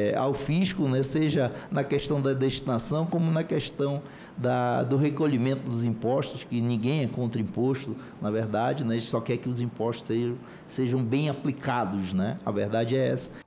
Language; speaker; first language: Portuguese; native; Portuguese